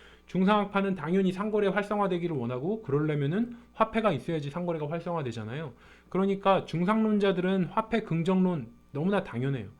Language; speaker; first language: Korean; native; Korean